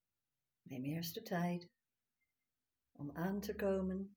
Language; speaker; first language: Dutch; non-native, fluent; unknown